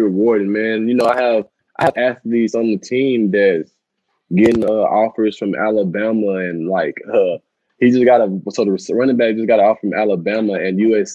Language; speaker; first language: English; native; English